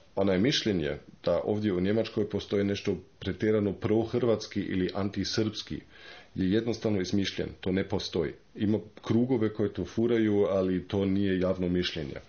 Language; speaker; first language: Croatian; non-native, fluent; German